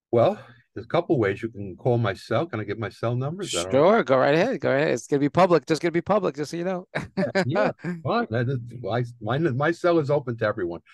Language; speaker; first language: English; native; English